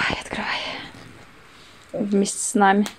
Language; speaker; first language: Russian; native; Russian